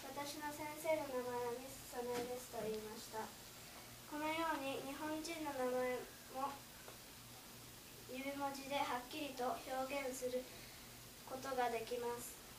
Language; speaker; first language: Japanese; early bilingual, heritage; Japanese